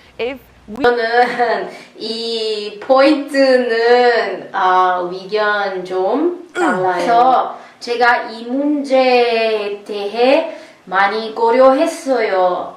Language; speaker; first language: Korean; non-native, learner; Italian